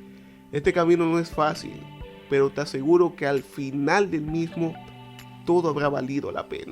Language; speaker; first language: Spanish; native; Spanish